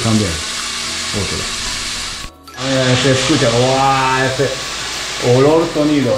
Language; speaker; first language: Spanish; non-native, learner; Japanese